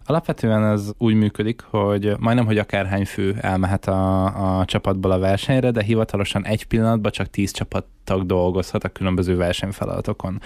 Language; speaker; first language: Hungarian; native; Hungarian